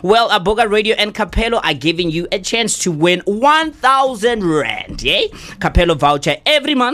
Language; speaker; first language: English; non-native, local second language; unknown